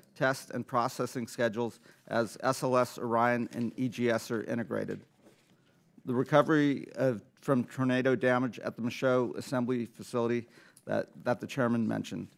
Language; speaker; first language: English; native; English